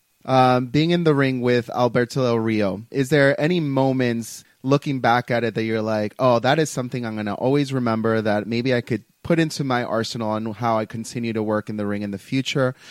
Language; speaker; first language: English; native; English